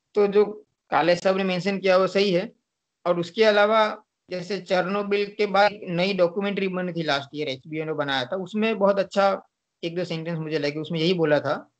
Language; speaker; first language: Hindi; non-native, local second language; Gujarati